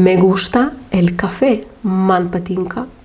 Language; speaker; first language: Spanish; non-native, fluent; Lithuanian